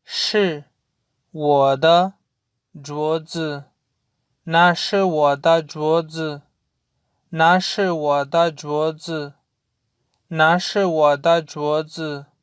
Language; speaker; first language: Chinese; non-native, learner; Urdu